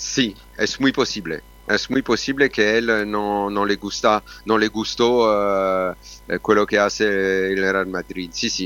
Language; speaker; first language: Spanish; non-native, learner; Italian